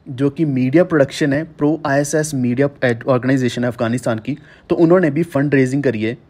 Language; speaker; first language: Hindi; native; Hindi